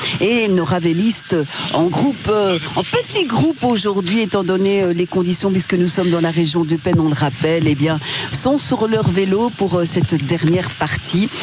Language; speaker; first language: French; native; French